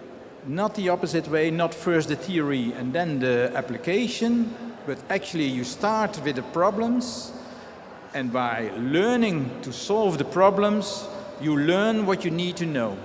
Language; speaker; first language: English; non-native, fluent; Dutch